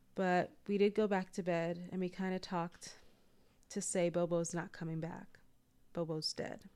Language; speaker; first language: English; native; English